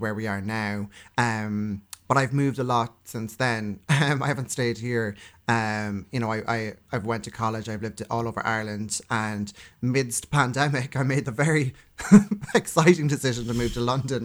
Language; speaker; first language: English; native; English